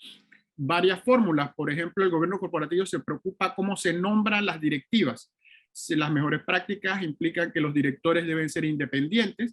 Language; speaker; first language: Spanish; native; Spanish